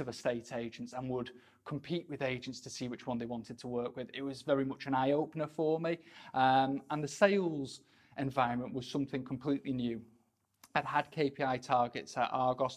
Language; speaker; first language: English; native; English